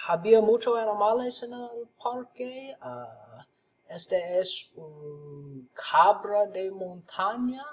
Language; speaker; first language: Spanish; non-native, learner; English